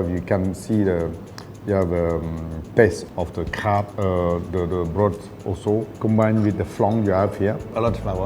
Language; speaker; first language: English; non-native, fluent; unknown